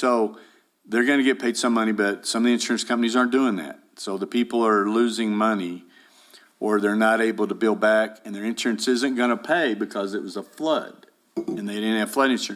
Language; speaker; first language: English; native; English